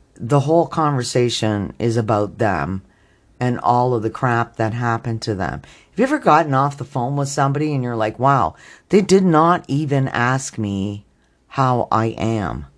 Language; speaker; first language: English; native; English